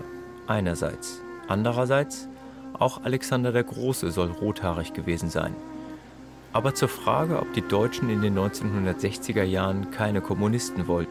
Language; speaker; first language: German; native; German